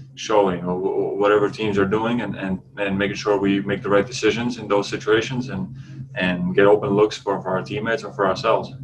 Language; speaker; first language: English; non-native, fluent; Latvian